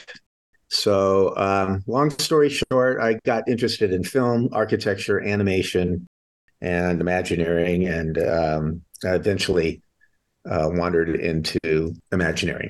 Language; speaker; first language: English; native; English